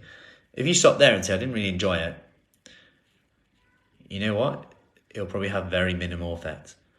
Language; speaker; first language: English; native; English